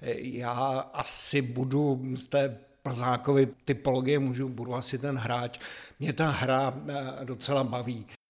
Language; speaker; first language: Czech; native; Czech